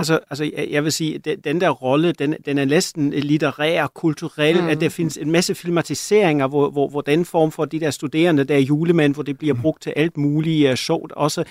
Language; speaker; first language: Danish; non-native, fluent; German